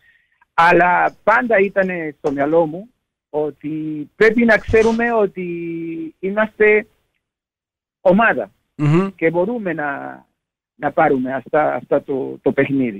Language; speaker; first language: Greek; non-native, learner; Spanish